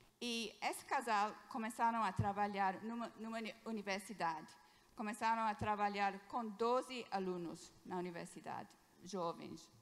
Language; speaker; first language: Portuguese; non-native, fluent; English